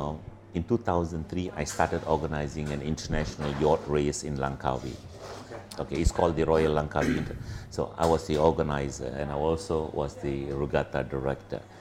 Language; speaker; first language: English; non-native, local second language; Tamil